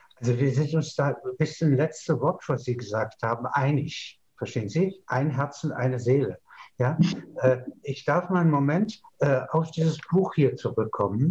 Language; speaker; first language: German; native; German